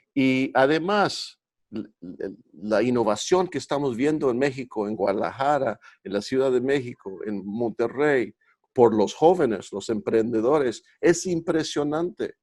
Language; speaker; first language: Spanish; early bilingual, heritage; Spanish